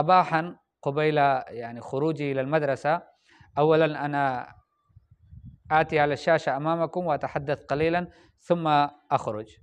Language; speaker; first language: Arabic; non-native, fluent; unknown